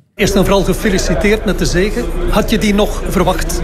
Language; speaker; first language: Dutch; native; Dutch